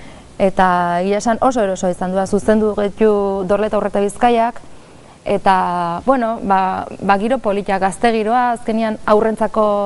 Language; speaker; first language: Basque; native; Basque